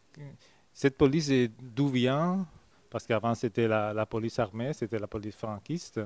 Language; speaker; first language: French; non-native, fluent; Spanish